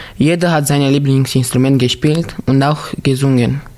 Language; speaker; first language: German; non-native, learner; Romanian